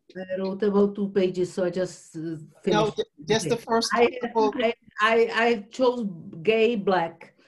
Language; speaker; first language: English; non-native, fluent; Czech